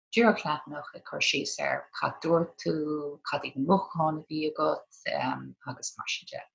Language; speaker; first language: Irish; non-native, local second language; English